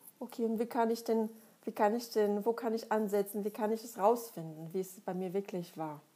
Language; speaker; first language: German; non-native, fluent; Russian